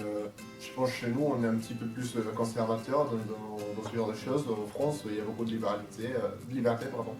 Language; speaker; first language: French; non-native, fluent; Spanish